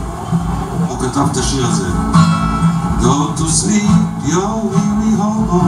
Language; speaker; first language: Hebrew; native; Hebrew